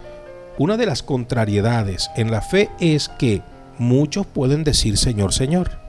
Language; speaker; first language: Spanish; native; Spanish